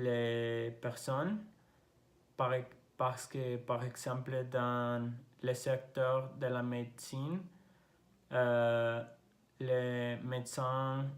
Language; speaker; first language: French; non-native, learner; Spanish